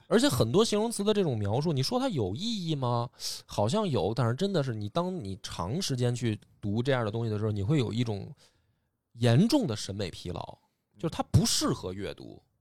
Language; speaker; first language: Chinese; native; Chinese